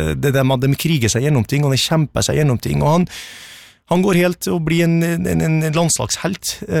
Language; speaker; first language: Norwegian; early bilingual, other home language; Arabic